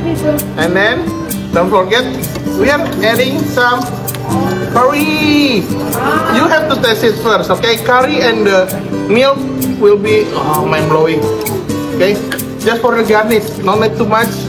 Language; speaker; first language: English; non-native, fluent; Indonesian